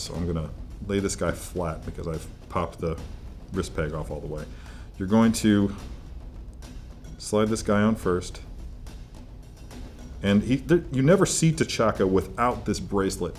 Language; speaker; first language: English; native; English